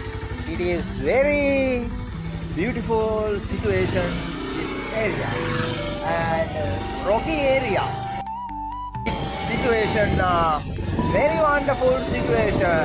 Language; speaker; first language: English; non-native, local second language; Sinhala